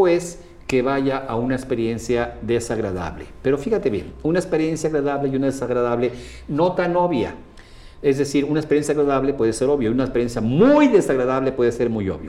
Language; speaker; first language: Spanish; native; Spanish